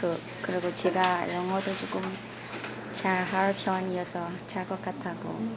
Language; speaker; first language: Korean; non-native, learner; Burmese